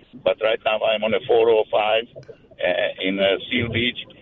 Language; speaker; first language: English; non-native, fluent; Slovak